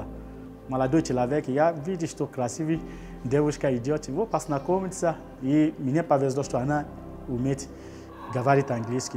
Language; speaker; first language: Russian; non-native, learner; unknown